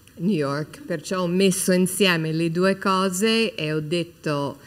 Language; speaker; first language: Italian; non-native, fluent; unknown